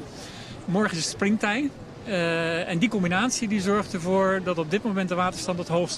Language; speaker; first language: Dutch; native; Dutch